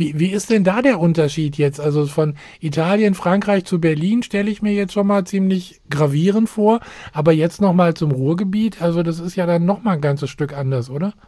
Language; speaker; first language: German; native; German